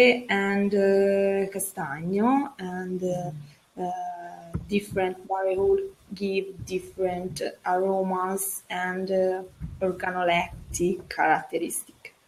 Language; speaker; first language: English; non-native, learner; Italian